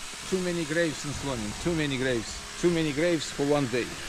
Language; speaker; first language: English; non-native, fluent; Russian